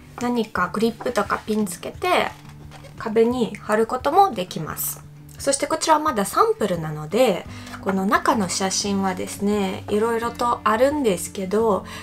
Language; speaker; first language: Japanese; non-native, fluent; Russian